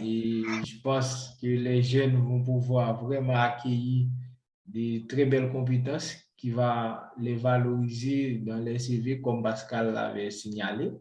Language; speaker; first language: French; non-native, local second language; Haitian Creole